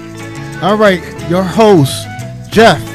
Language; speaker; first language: English; native; English